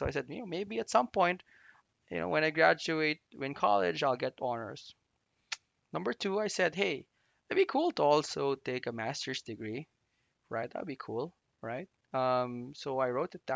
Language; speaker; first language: English; non-native, local second language; Filipino